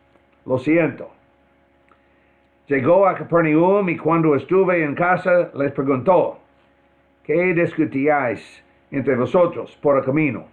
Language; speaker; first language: Spanish; non-native, fluent; English